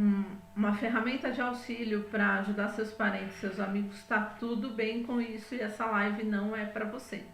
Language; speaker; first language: Portuguese; native; Portuguese